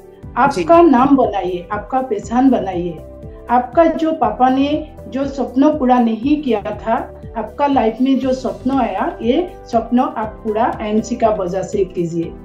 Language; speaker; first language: Hindi; non-native, local second language; Assamese